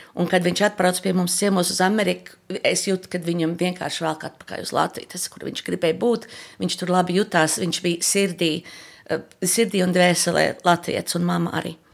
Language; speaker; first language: Latvian; early bilingual, heritage; Latvian